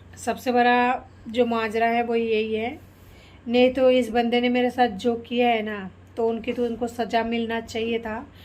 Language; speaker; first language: Hindi; non-native, local second language; Bangla